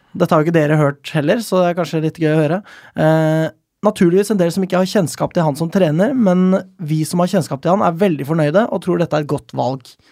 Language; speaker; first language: Norwegian; native; Norwegian